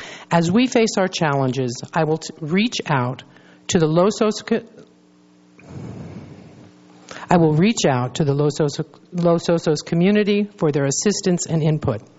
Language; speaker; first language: English; native; English